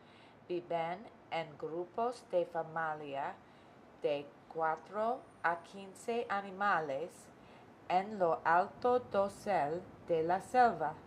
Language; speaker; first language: Spanish; non-native, learner; English